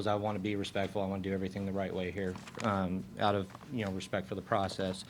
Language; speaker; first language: English; native; English